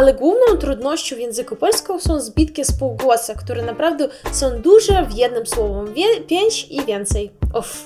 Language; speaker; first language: Polish; non-native, learner; Russian